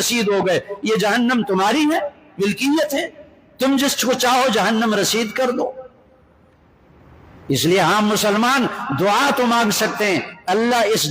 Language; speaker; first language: Urdu; non-native, local second language; Northern Hindko